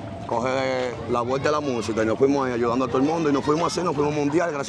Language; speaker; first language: Spanish; native; Spanish